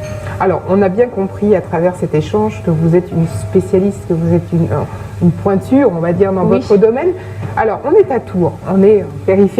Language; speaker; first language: French; native; French